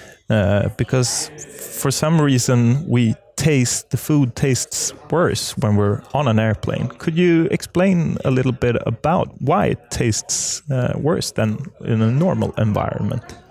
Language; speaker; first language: English; non-native, fluent; Swedish